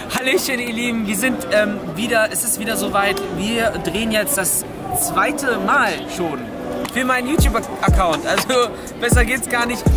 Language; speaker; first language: German; early bilingual, other home language; Turkish